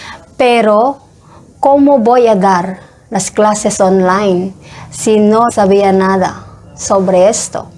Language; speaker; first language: Spanish; non-native, fluent; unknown